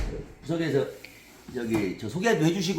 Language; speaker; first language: Korean; native; Korean